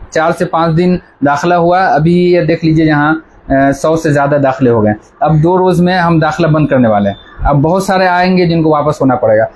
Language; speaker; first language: Urdu; native; Urdu